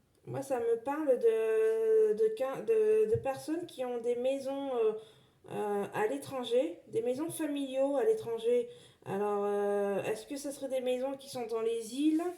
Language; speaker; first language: French; native; French